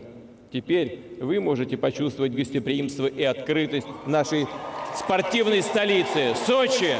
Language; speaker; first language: Russian; native; Russian